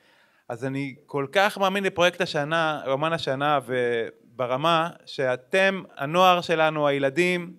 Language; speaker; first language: Hebrew; native; Hebrew